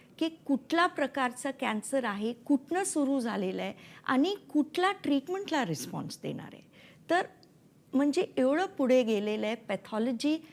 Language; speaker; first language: Marathi; non-native, local second language; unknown